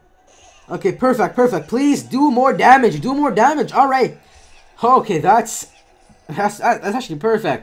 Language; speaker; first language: English; native; English